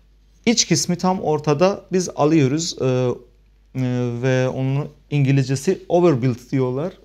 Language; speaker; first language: Turkish; non-native, fluent; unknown